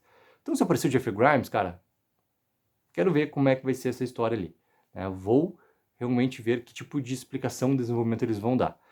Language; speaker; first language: Portuguese; native; Portuguese